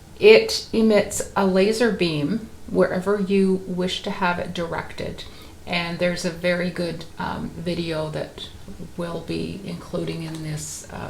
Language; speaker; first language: English; native; English